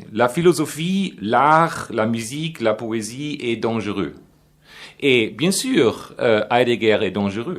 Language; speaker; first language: French; non-native, fluent; German